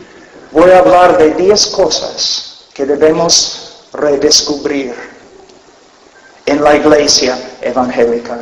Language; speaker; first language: Spanish; non-native, fluent; English